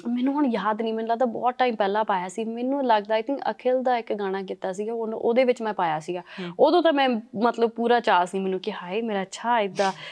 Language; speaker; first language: Punjabi; early bilingual, heritage; Punjabi